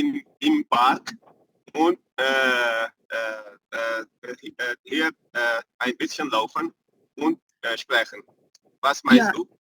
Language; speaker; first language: German; non-native, learner; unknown